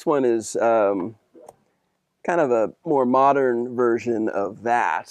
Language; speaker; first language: English; native; English